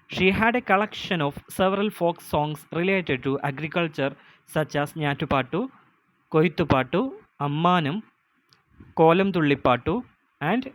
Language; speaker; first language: English; non-native, local second language; Malayalam